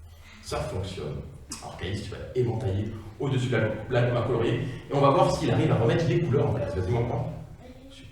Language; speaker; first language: French; native; French